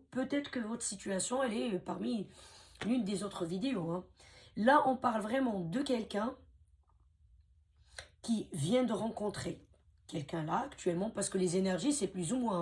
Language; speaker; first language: French; native; French